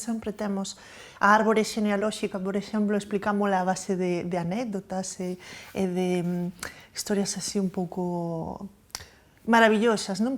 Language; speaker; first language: Galician; native; Galician